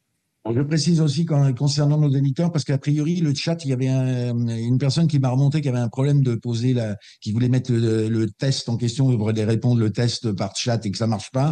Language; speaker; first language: French; native; French